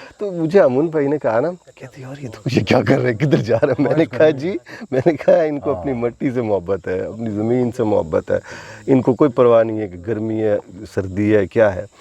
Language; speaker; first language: Urdu; non-native, local second language; Pahari-Potwari